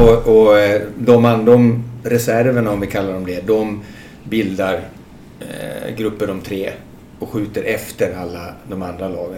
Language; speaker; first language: Swedish; native; Swedish